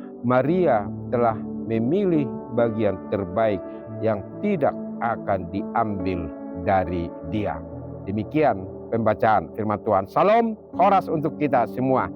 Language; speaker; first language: Indonesian; native; Indonesian